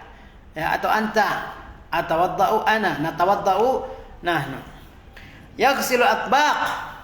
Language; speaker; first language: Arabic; non-native, fluent; Indonesian